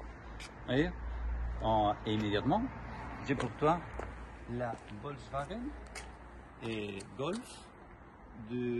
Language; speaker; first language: French; non-native, learner; Spanish